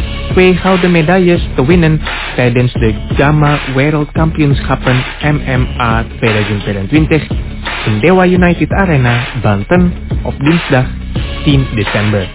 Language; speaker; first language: Dutch; non-native, fluent; Indonesian